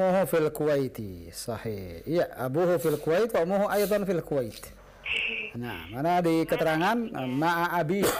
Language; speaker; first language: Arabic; non-native, fluent; Indonesian